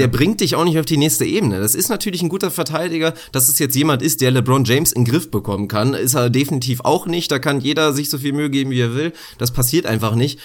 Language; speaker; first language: German; native; German